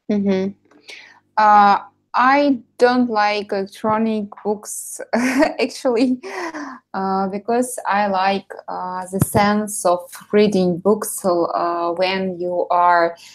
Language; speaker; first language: English; non-native, fluent; Russian